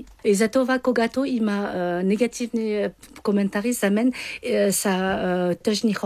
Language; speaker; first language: Bulgarian; non-native, learner; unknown